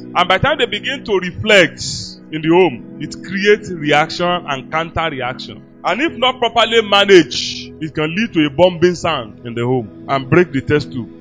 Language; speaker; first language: English; non-native, local second language; Yoruba